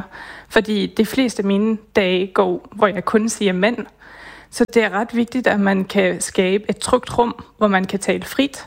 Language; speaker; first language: Danish; non-native, fluent; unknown